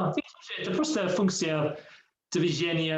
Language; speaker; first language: Russian; non-native, learner; English